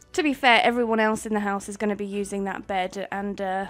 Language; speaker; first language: English; native; English